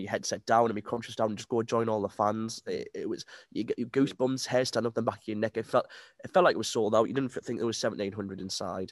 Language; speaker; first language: English; native; English